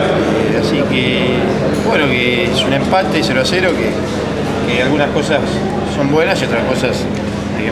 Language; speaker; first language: Spanish; native; Spanish